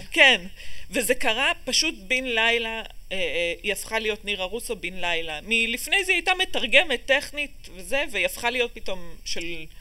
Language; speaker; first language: Hebrew; native; Hebrew